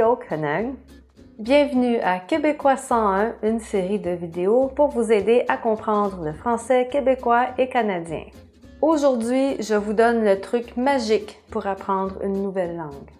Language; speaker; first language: French; native; French